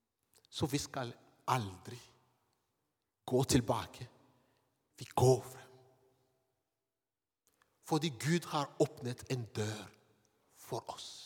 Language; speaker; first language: Norwegian; non-native, fluent; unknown